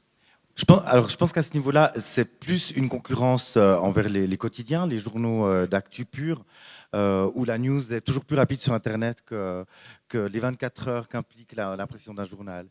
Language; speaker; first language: French; native; French